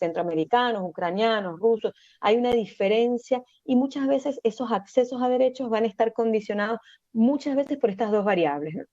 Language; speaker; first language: Spanish; native; Spanish